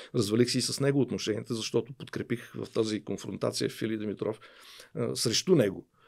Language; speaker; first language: Bulgarian; native; Bulgarian